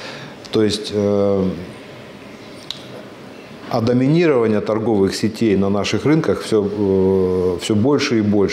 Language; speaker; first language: Russian; native; Russian